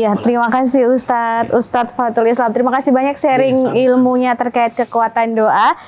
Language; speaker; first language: Indonesian; native; Indonesian